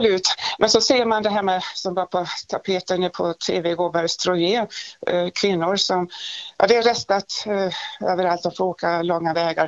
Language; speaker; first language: Swedish; native; Swedish